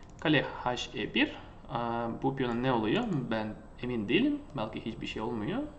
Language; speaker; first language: Turkish; non-native, fluent; Russian